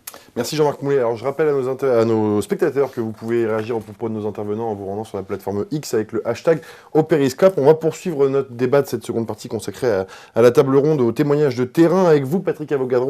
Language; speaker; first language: French; native; French